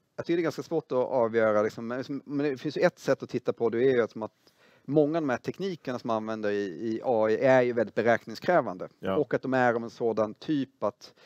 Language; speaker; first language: Swedish; native; Swedish